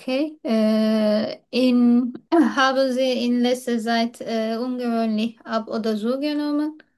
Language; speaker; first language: German; non-native, learner; Turkish